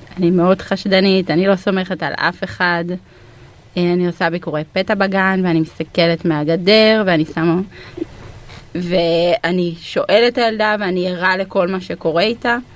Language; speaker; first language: Hebrew; native; Hebrew